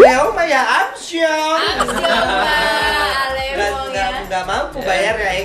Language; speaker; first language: Indonesian; native; Indonesian